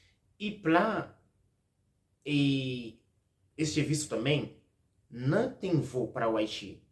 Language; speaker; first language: Portuguese; non-native, learner; Haitian Creole